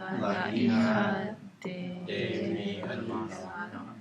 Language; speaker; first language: Spanish; non-native, learner; English